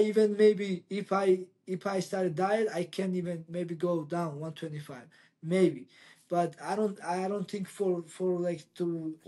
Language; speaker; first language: English; non-native, learner; Georgian